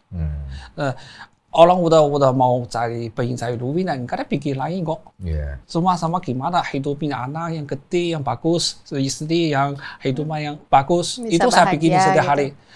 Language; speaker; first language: Indonesian; non-native, learner; Chinese